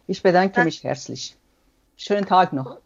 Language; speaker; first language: German; non-native, learner; Persian